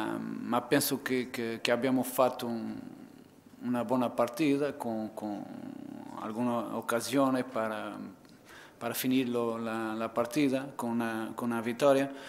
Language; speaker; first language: Italian; non-native, fluent; Portuguese